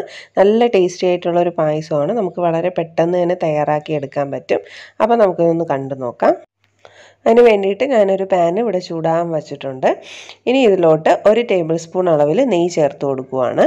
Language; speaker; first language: Malayalam; native; Malayalam